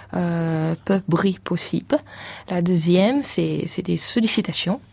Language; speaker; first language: French; non-native, fluent; English